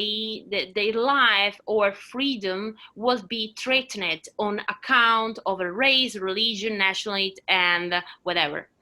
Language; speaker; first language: English; non-native, learner; Italian